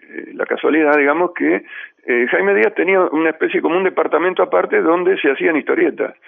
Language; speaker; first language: Spanish; native; Spanish